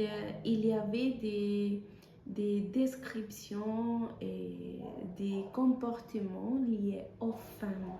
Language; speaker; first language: French; non-native, fluent; Spanish